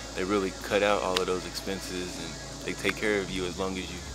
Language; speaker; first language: English; native; English